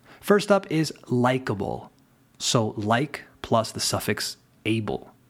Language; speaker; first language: English; native; English